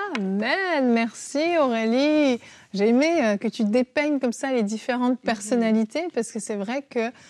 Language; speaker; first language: French; native; French